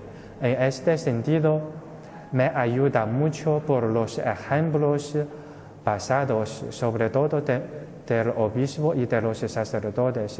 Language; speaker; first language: Spanish; non-native, fluent; Chinese